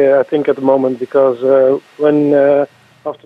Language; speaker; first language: English; non-native, fluent; Dutch